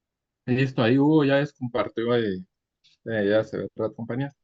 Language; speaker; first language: Spanish; native; Spanish